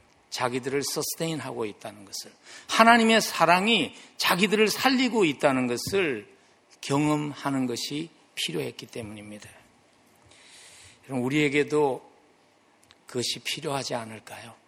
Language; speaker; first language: Korean; native; Korean